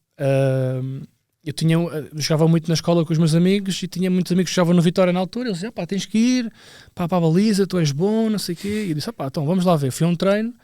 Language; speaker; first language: Portuguese; native; Portuguese